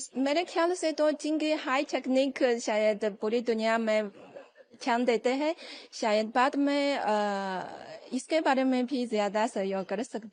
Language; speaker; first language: Hindi; non-native, fluent; Chinese